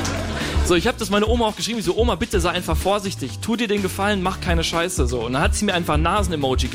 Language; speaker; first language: German; native; German